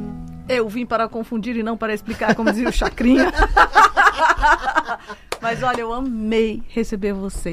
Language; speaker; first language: Portuguese; native; Portuguese